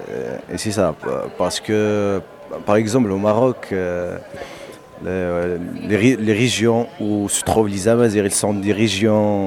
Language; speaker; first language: French; non-native, local second language; Berber languages